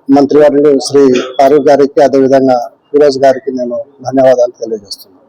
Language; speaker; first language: Telugu; native; Telugu